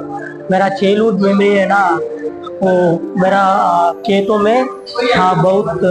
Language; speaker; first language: Hindi; non-native, local second language; Telugu